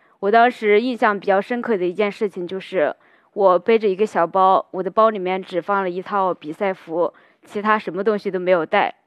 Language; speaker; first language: Chinese; native; Chinese